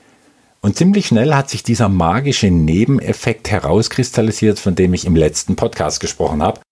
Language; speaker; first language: German; native; German